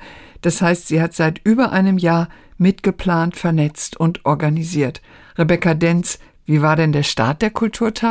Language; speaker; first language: German; native; German